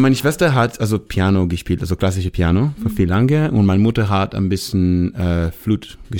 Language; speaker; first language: German; non-native, learner; Hebrew